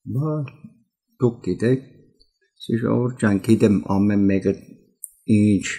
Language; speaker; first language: Armenian; early bilingual, heritage; Armenian